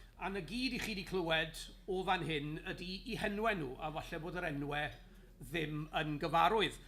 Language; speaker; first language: Welsh; native; Welsh